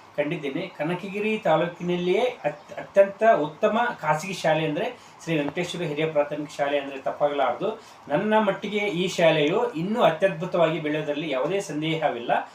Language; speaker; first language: Kannada; native; Kannada